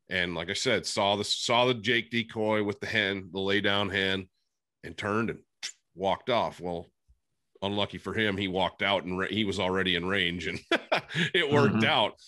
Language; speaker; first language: English; native; English